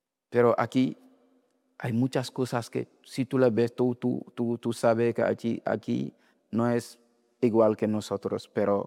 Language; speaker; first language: Spanish; non-native, learner; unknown